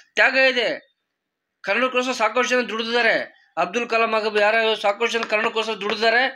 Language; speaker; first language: Kannada; non-native, local second language; Marathi